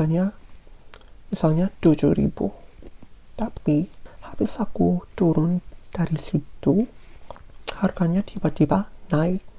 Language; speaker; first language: Indonesian; non-native, fluent; Korean